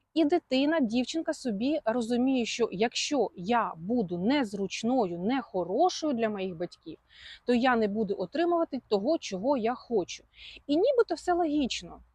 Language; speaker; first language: Ukrainian; non-native, local second language; Russian